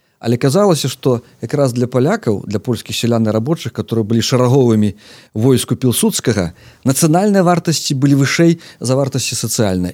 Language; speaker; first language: Belarusian; native; Belarusian